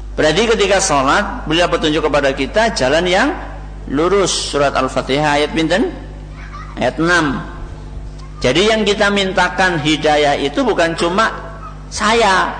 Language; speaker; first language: Malay; non-native, local second language; Javanese